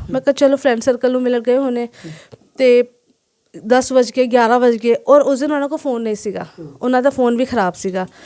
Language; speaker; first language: Punjabi; non-native, local second language; Hindi